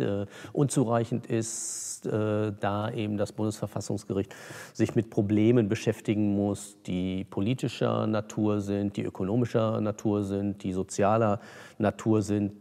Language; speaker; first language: German; native; German